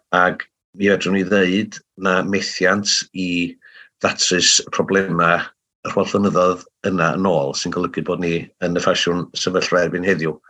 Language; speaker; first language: Welsh; native; Welsh